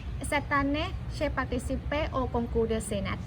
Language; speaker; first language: French; non-native, fluent; Thai